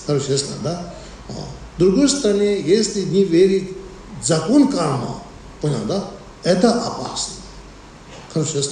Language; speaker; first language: Russian; non-native, learner; Tibetan